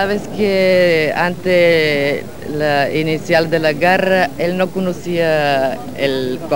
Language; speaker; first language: Spanish; non-native, fluent; Bulgarian